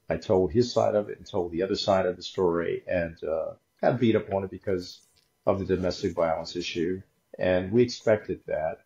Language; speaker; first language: English; native; English